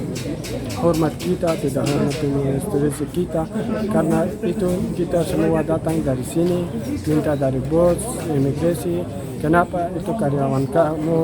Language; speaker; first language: Indonesian; non-native, learner; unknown